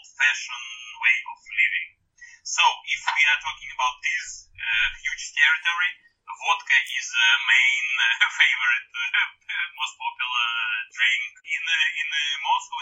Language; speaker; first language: English; non-native, fluent; Russian